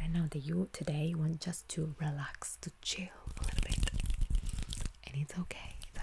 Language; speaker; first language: English; non-native, fluent; Italian